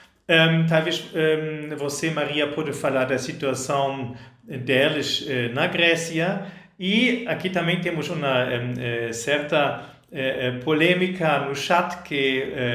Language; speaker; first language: Portuguese; non-native, fluent; German